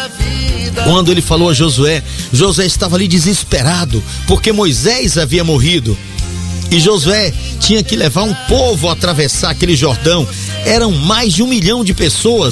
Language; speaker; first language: Portuguese; native; Portuguese